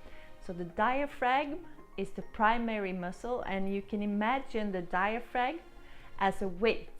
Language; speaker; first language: English; non-native, fluent; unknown